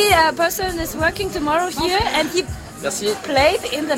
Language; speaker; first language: English; non-native, learner; German